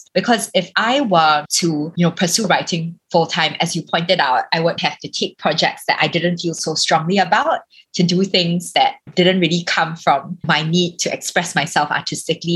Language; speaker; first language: English; native; English